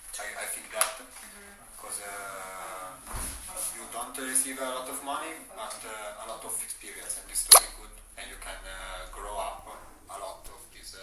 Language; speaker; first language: English; non-native, learner; Italian